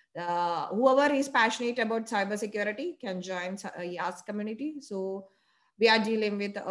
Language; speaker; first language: English; non-native, local second language; Malayalam